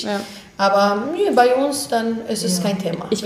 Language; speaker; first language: German; non-native, fluent; Persian